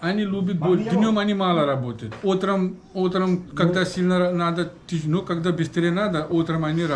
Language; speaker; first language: Russian; non-native, learner; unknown